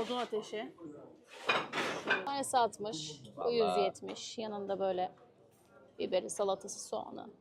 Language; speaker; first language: Turkish; native; Turkish